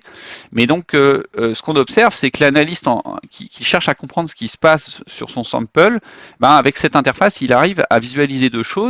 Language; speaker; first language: French; native; French